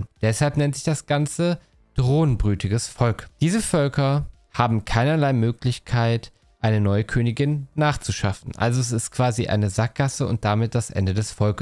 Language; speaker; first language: German; native; German